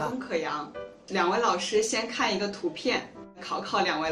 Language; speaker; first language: Chinese; native; Chinese